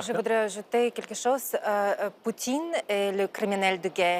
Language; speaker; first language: French; non-native, fluent; Ukrainian